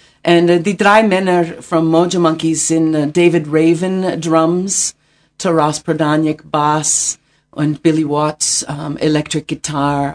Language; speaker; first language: German; non-native, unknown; English